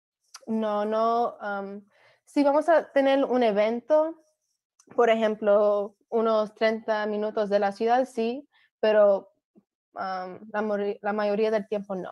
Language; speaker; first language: Spanish; early bilingual, other home language; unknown